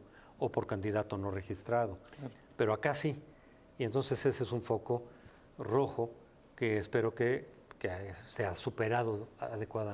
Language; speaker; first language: Spanish; native; Spanish